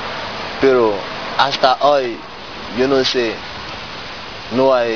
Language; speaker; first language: Spanish; non-native, learner; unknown